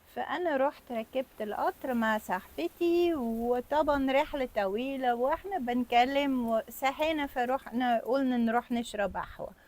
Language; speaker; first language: Egyptian Arabic; non-native, fluent; German